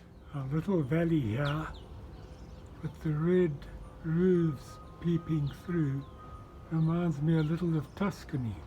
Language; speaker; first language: English; native; English